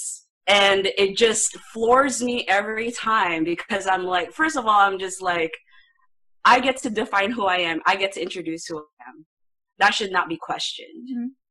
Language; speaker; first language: English; non-native, local second language; Filipino